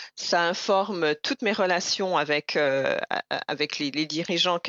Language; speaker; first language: French; non-native, local second language; Rundi